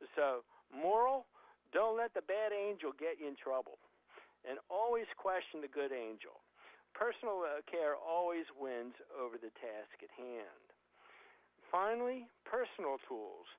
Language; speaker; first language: English; native; English